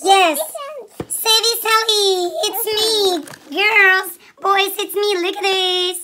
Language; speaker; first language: English; non-native, learner; Russian